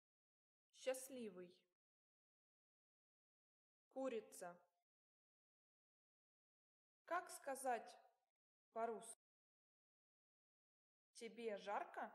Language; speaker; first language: Russian; non-native, learner; English